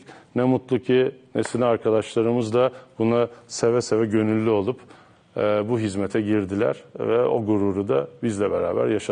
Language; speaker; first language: Turkish; native; Turkish